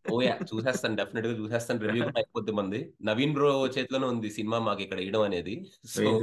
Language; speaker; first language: Telugu; native; Telugu